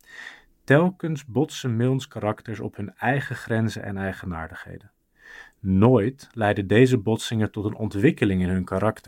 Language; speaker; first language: Dutch; native; Dutch